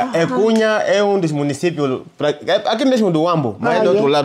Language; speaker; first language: Portuguese; non-native, fluent; Vietnamese